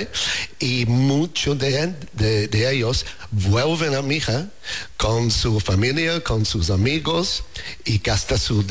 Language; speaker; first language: Spanish; non-native, learner; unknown